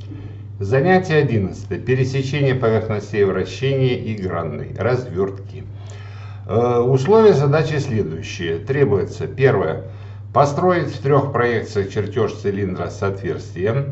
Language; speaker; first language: Russian; native; Russian